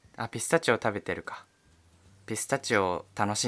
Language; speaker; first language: Japanese; native; Japanese